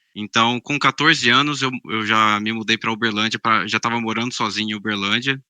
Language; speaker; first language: Portuguese; native; Portuguese